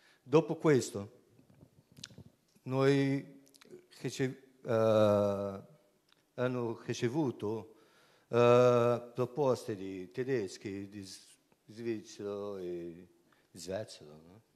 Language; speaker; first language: Italian; non-native, learner; Portuguese